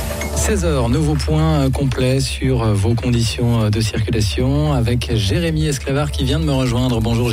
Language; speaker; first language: French; native; French